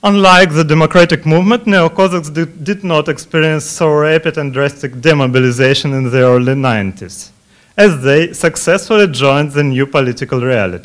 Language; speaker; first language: English; non-native, fluent; Russian